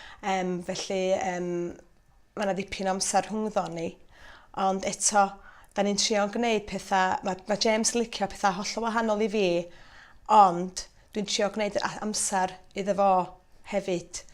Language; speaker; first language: Welsh; native; Welsh